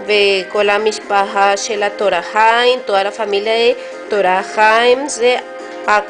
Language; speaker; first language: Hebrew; non-native, learner; Spanish